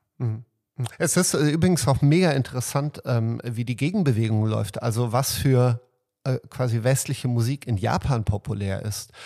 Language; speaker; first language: German; early bilingual, other home language; Serbian